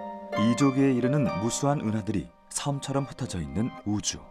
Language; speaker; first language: Korean; native; Korean